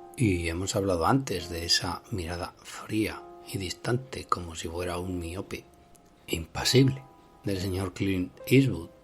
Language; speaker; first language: Spanish; native; Spanish